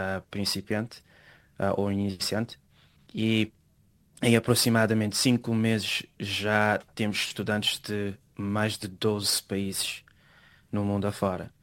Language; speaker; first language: Portuguese; non-native, local second language; Kabuverdianu